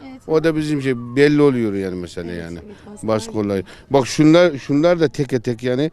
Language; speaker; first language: Turkish; non-native, local second language; Kyrgyz